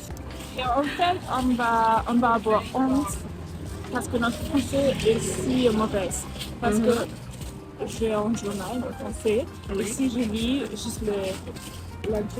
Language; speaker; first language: French; non-native, fluent; German